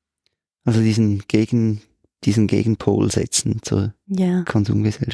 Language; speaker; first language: German; native; German